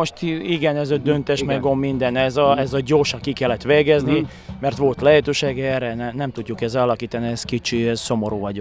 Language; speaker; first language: Hungarian; non-native, learner; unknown